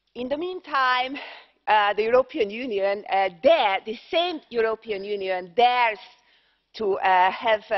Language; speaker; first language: English; non-native, fluent; Hungarian